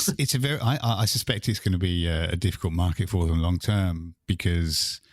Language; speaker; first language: English; native; English